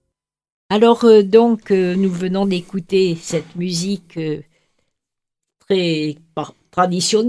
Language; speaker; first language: French; native; French